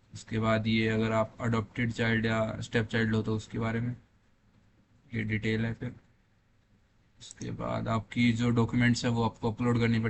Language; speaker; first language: Hindi; native; Hindi